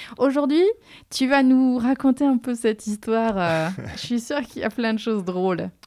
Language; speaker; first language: French; native; French